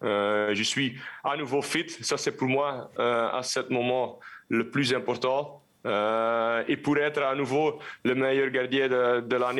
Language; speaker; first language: French; non-native, local second language; Dutch